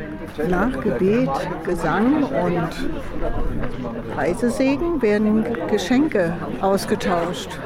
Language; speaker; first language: German; native; German